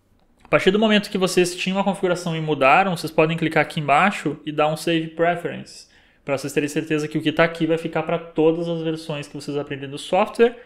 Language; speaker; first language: Portuguese; native; Portuguese